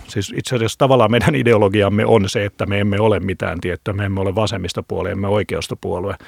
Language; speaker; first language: Finnish; native; Finnish